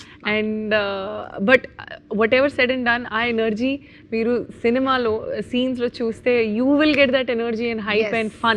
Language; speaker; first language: Telugu; non-native, learner; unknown